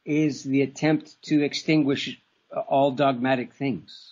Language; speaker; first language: English; native; English